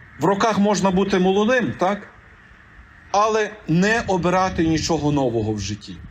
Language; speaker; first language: Ukrainian; native; Ukrainian